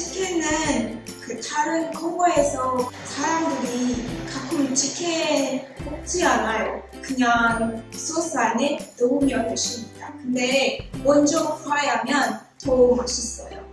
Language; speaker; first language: Korean; non-native, learner; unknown